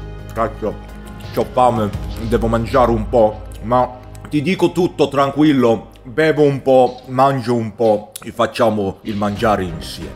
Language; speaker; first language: Italian; non-native, learner; Swedish